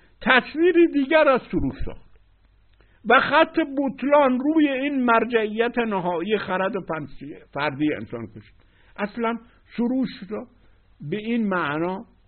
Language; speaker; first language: Persian; native; Persian